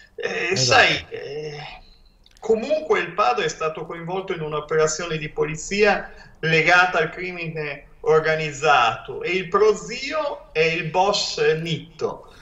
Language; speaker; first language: Italian; native; Italian